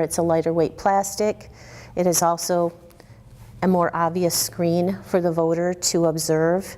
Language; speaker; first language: English; native; English